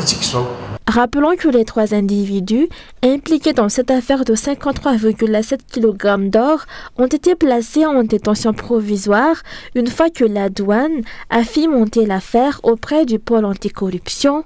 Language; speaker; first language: French; non-native, local second language; Malagasy